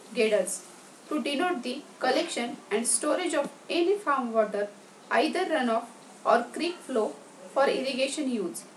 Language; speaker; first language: English; non-native, local second language; Marathi